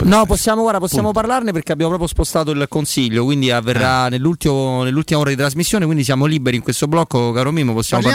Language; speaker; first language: Italian; native; Italian